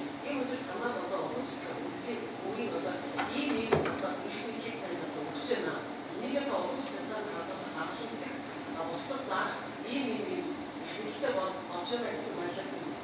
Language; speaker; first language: Mongolian; native; Mongolian